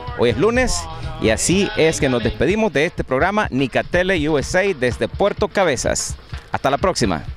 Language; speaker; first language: Spanish; native; Spanish